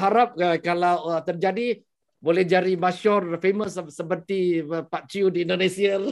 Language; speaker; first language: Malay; non-native, local second language; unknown